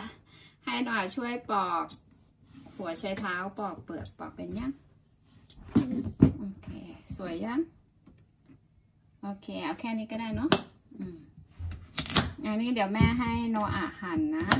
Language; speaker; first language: Thai; native; Thai